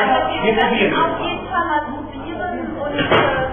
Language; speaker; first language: German; native; German